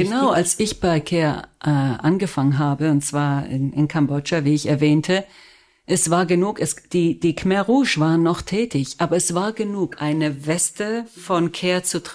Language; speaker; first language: German; early bilingual, other home language; Spanish